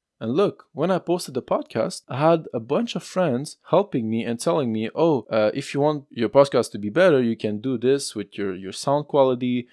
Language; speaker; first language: English; non-native, fluent; French